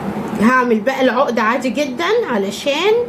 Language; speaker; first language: Arabic; native; Arabic